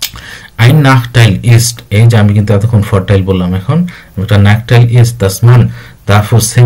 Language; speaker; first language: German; non-native, learner; Bangla